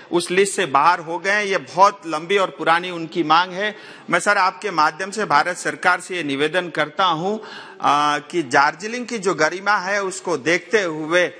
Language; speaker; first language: Hindi; non-native, local second language; Nepali